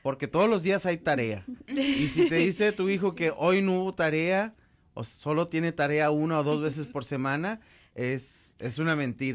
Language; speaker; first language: Spanish; native; Spanish